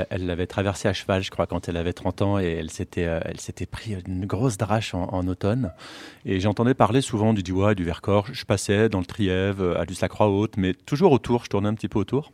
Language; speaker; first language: French; native; French